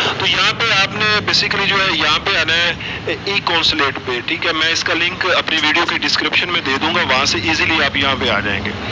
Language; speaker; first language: Urdu; non-native, local second language; Punjabi